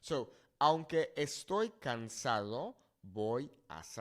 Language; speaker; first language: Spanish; non-native, fluent; English